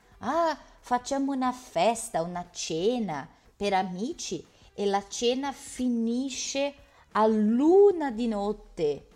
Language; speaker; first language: Italian; native; Italian